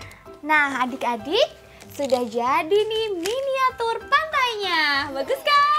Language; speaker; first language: Indonesian; native; Indonesian